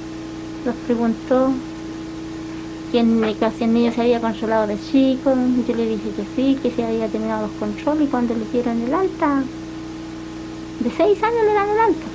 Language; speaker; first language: Spanish; native; Spanish